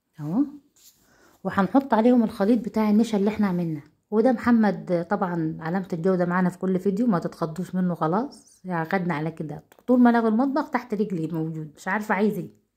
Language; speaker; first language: Arabic; native; Arabic